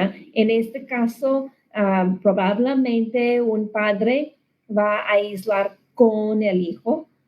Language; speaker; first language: Spanish; non-native, learner; English